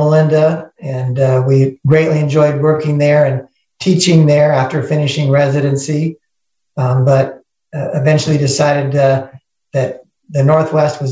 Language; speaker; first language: English; native; English